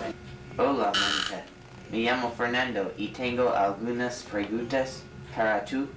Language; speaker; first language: Spanish; non-native, learner; English